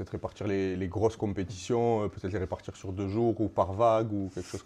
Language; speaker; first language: French; native; French